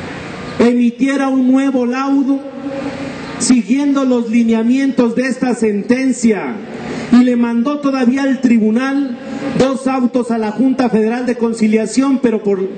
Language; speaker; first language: Spanish; native; Spanish